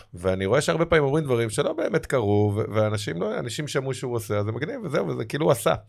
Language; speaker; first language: Hebrew; native; Hebrew